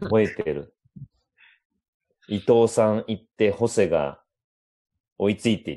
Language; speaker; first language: Japanese; native; Japanese